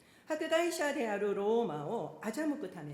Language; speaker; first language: Japanese; non-native, fluent; Korean